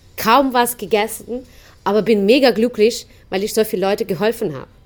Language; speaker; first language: German; non-native, fluent; Ukrainian